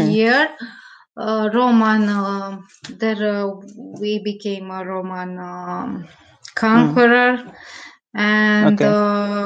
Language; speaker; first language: English; non-native, learner; Romanian